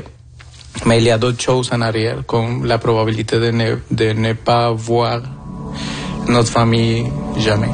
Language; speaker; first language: French; non-native, fluent; Spanish